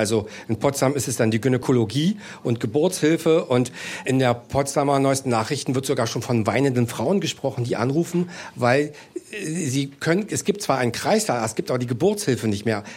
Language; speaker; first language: German; native; German